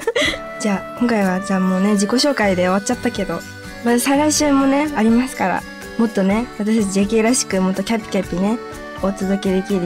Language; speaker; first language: Japanese; native; Japanese